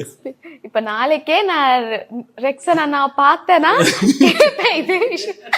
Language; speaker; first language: Tamil; native; Tamil